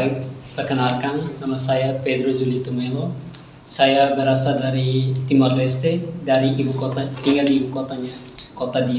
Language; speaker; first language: Indonesian; non-native, local second language; Tetum